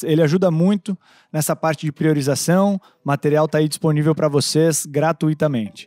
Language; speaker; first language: Portuguese; native; Portuguese